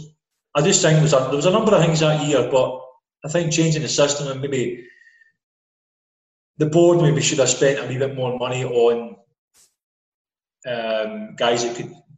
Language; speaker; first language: English; native; English